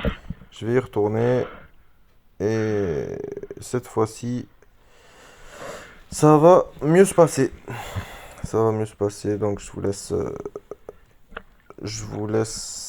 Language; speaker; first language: French; native; French